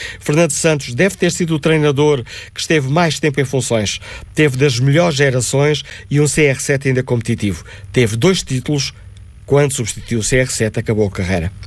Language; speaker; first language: Portuguese; native; Portuguese